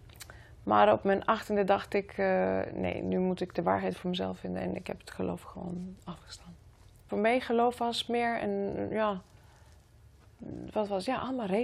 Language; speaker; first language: Dutch; non-native, fluent; Greek